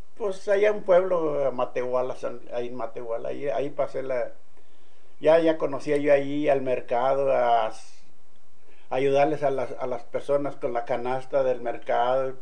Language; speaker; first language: Spanish; native; Spanish